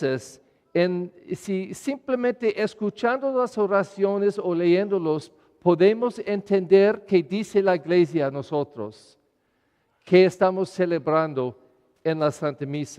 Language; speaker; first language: Spanish; non-native, fluent; English